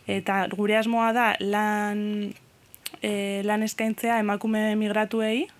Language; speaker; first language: Basque; non-native, fluent; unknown